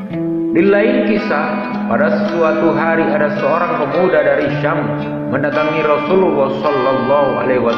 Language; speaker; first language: Indonesian; native; Indonesian